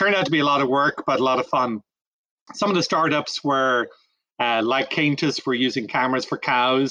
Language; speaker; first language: English; native; English